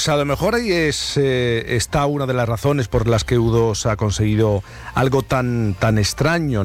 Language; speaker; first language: Spanish; native; Spanish